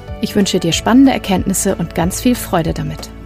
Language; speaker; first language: German; native; German